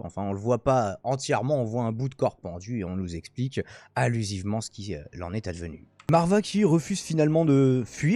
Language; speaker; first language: French; native; French